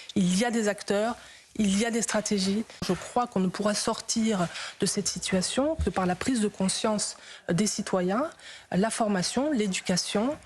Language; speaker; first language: French; native; French